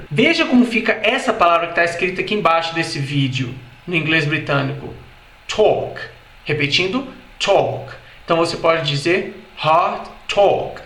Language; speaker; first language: Portuguese; native; Portuguese